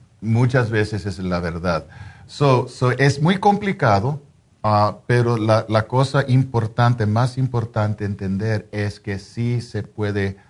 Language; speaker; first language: Spanish; non-native, fluent; English